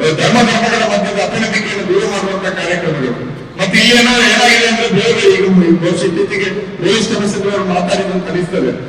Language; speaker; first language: Kannada; non-native, local second language; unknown